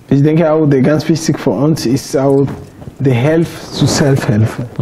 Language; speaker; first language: German; non-native, fluent; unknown